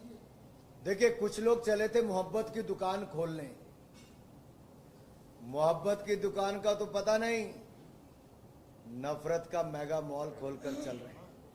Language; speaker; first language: Hindi; native; Hindi